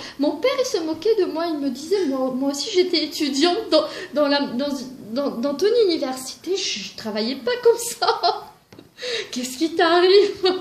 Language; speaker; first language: French; non-native, fluent; Georgian